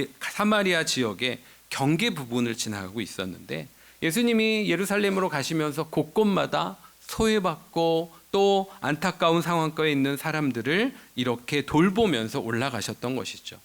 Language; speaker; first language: Korean; native; Korean